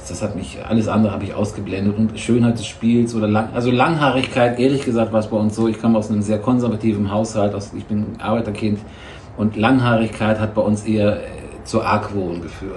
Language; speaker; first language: German; native; German